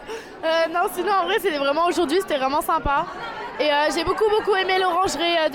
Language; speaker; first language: French; native; French